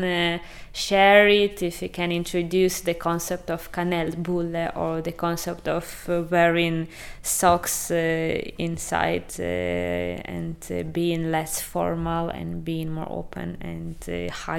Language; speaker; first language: English; non-native, fluent; Ukrainian